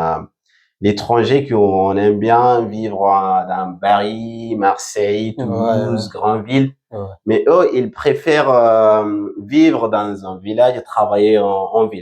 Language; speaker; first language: French; non-native, fluent; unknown